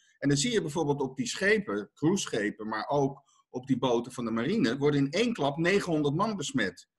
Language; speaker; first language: Dutch; native; Dutch